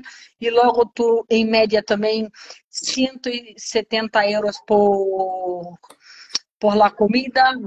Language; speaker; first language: Spanish; non-native, learner; Portuguese